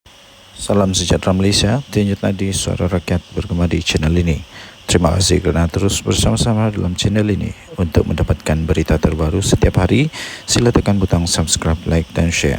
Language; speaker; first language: Malay; native; Malay